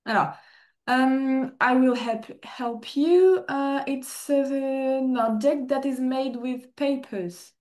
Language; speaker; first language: English; non-native, fluent; French